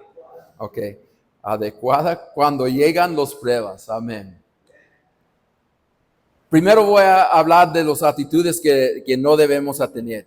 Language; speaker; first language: Spanish; non-native, fluent; English